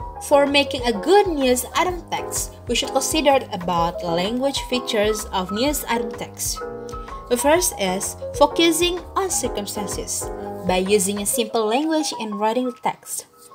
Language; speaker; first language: English; non-native, fluent; Indonesian